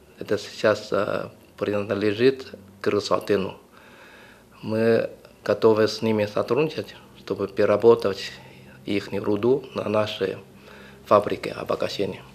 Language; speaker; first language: Russian; non-native, fluent; Chinese